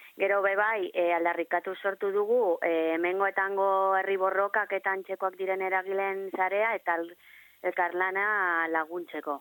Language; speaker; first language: Basque; non-native, learner; Catalan